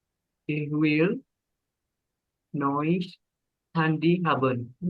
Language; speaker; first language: German; non-native, learner; Indonesian